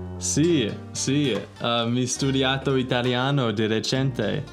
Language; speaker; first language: Italian; non-native, learner; English